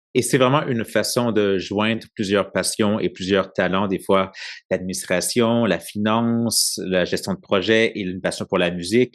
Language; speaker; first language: French; native; French